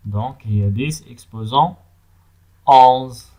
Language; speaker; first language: French; non-native, local second language; Arabic